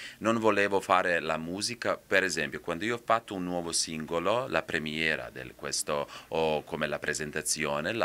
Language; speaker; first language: Italian; non-native, fluent; Serbian